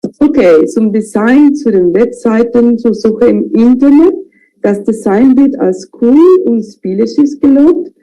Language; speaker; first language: German; non-native, fluent; Spanish